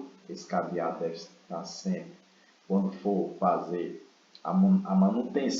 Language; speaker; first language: Portuguese; native; Portuguese